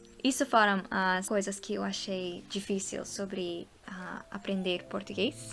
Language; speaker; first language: Portuguese; non-native, fluent; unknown